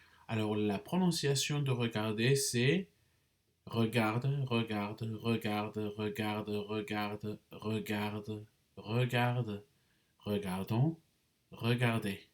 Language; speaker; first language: French; non-native, fluent; English